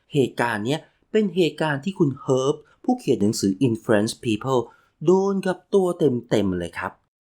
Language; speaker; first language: Thai; native; Thai